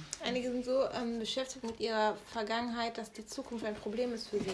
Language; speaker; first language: German; native; German